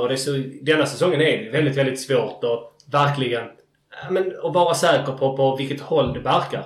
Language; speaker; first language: Swedish; native; Swedish